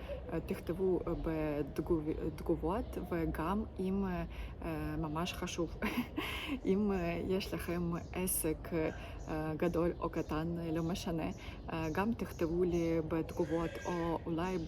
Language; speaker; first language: Hebrew; non-native, learner; Ukrainian